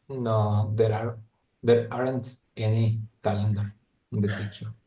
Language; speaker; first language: English; non-native, learner; Spanish